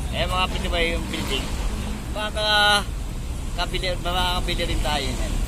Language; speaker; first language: Filipino; non-native, local second language; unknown